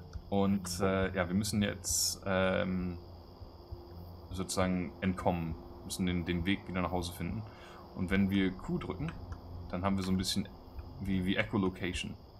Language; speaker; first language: German; native; German